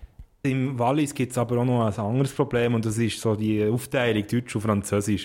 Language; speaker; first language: German; native; German